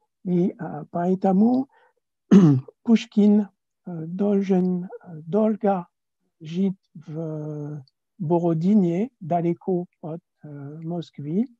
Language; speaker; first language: Russian; non-native, learner; French